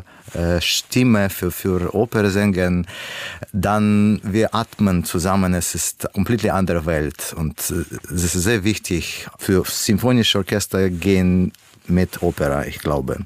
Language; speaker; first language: German; non-native, learner; Russian